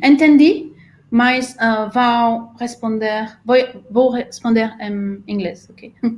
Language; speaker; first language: Portuguese; non-native, learner; French